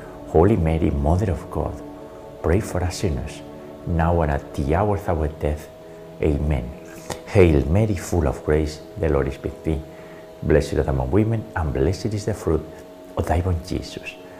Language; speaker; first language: English; non-native, fluent; Spanish